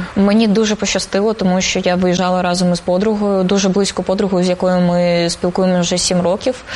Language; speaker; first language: Ukrainian; non-native, local second language; Russian